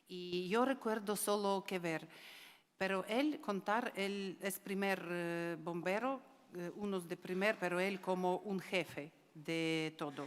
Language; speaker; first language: Spanish; non-native, learner; Ukrainian